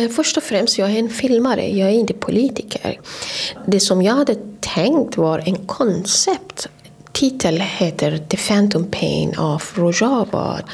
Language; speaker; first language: Swedish; non-native, fluent; Persian